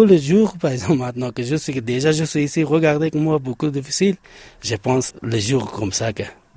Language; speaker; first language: French; non-native, learner; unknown